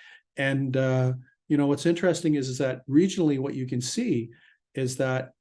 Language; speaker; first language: English; native; English